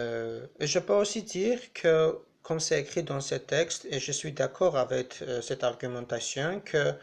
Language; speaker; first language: French; non-native, learner; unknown